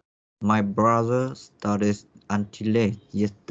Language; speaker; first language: English; non-native, learner; Vietnamese